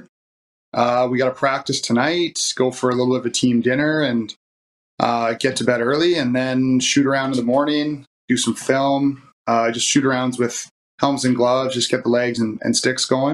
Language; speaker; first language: English; native; English